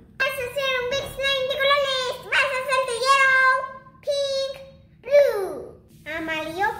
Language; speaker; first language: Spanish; early bilingual, heritage; English